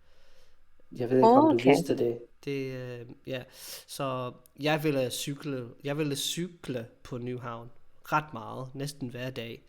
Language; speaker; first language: Danish; non-native, fluent; English